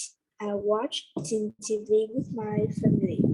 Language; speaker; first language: English; non-native, learner; Vietnamese